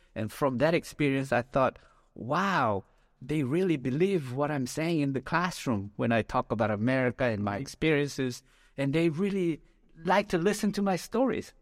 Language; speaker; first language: English; non-native, fluent; Korean